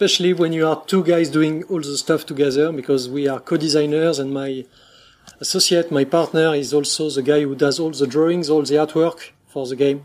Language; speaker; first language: English; non-native, fluent; French